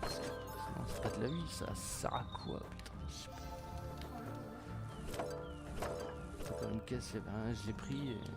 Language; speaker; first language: French; native; French